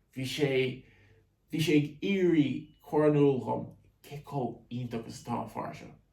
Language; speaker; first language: Irish; native; Irish